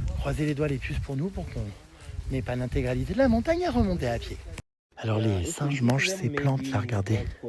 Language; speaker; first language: French; native; French